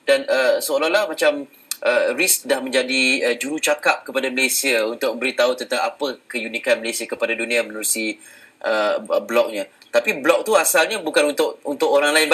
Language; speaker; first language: Malay; native; Malay